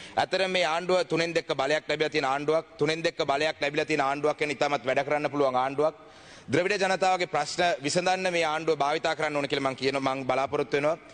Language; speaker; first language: Sinhala; non-native, local second language; Tamil